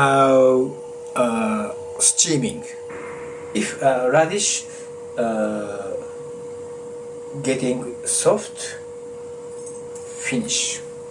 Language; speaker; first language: English; non-native, learner; Japanese